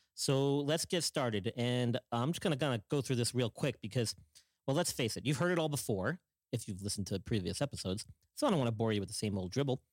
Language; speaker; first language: English; native; English